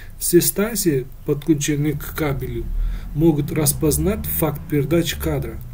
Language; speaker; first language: Russian; non-native, local second language; Uzbek